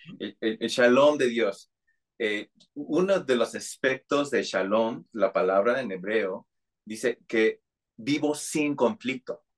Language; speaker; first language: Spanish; non-native, fluent; English